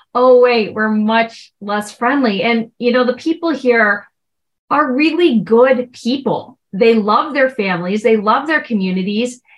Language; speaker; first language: English; native; English